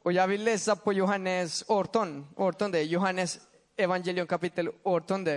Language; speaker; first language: Swedish; non-native, fluent; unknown